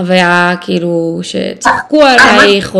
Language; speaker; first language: Hebrew; early bilingual, other home language; Russian